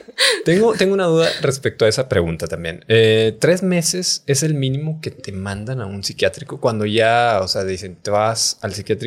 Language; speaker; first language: Spanish; native; Spanish